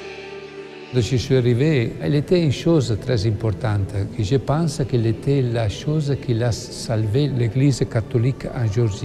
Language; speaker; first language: French; non-native, learner; Italian